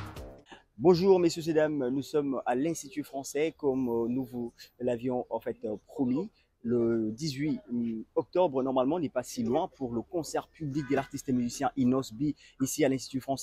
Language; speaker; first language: French; non-native, local second language; Lingala